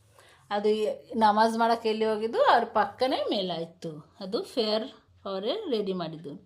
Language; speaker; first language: Kannada; non-native, local second language; Urdu